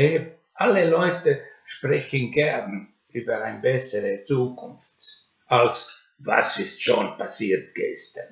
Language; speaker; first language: German; non-native, learner; Finnish